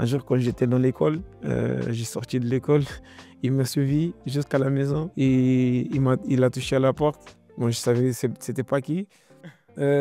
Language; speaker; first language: French; non-native, learner; Portuguese